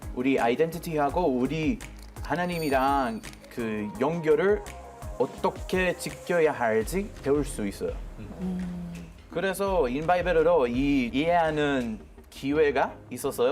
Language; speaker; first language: Korean; non-native, fluent; Hebrew